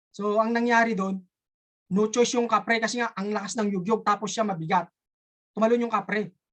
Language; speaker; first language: Filipino; native; Filipino